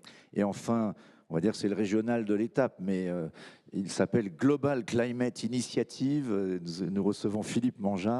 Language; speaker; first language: French; native; French